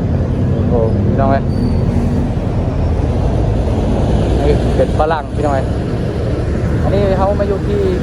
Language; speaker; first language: Thai; non-native, local second language; Lao